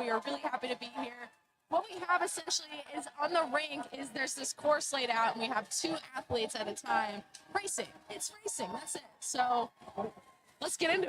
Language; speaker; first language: English; native; English